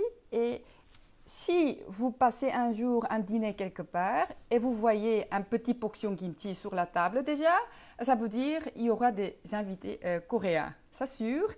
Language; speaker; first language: French; non-native, fluent; Korean